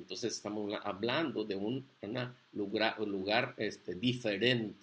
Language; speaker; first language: Spanish; native; Spanish